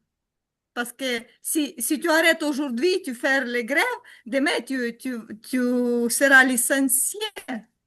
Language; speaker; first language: French; non-native, learner; Ukrainian